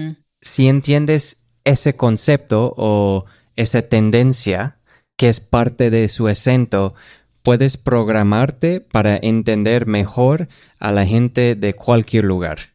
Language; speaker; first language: Spanish; non-native, fluent; English